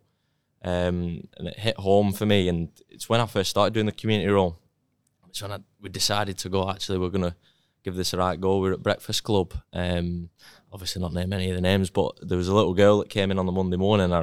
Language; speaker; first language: English; native; English